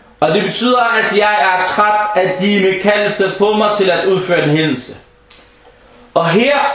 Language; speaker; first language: Danish; non-native, fluent; Arabic